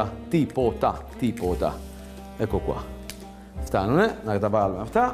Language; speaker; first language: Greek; non-native, learner; Italian